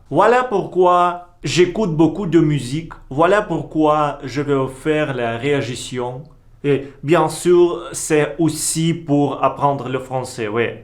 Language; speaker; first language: French; non-native, learner; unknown